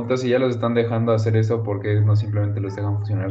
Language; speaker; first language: Spanish; native; Spanish